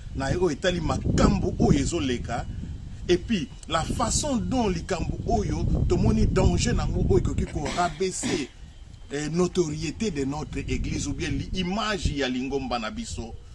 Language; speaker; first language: Lingala; non-native, local second language; Kongo